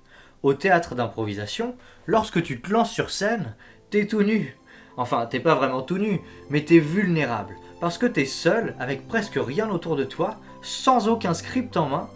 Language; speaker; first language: French; native; French